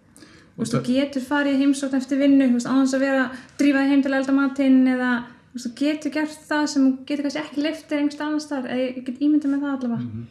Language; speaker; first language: Icelandic; native; Icelandic